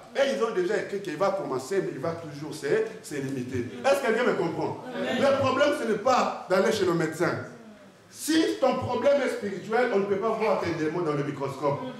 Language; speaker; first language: French; non-native, local second language; Lingala